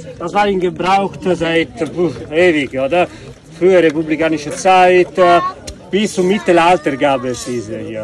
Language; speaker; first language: German; non-native, fluent; Italian